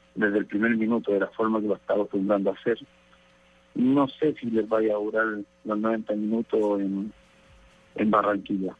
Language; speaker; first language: Spanish; native; Spanish